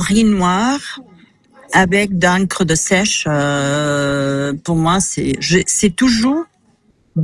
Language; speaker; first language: French; non-native, fluent; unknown